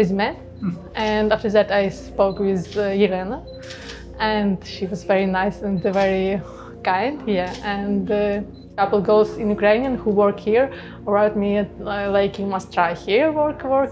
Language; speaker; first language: English; non-native, learner; Ukrainian